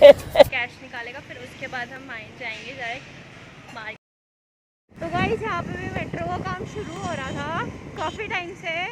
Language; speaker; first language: Hindi; native; Hindi